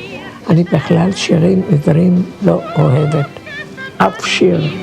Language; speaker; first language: Hebrew; non-native, fluent; German